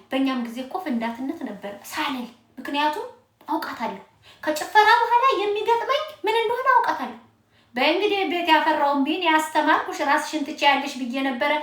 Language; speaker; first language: Amharic; native; Amharic